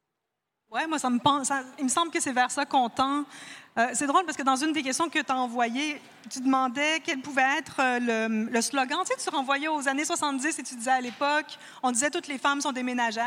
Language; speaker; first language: French; native; French